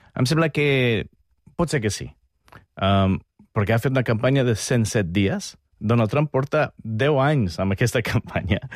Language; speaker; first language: Catalan; non-native, fluent; English